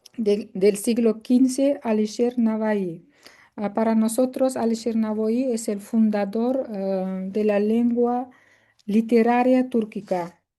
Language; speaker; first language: Spanish; non-native, fluent; Uzbek